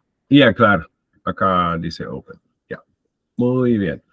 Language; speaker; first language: Spanish; non-native, fluent; English